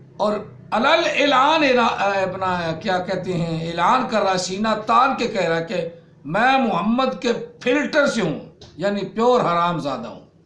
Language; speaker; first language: Urdu; native; Urdu